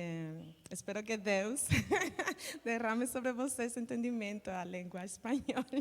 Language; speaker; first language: Portuguese; non-native, learner; Spanish